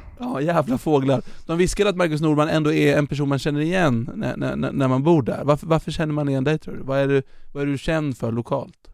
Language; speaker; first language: Swedish; native; Swedish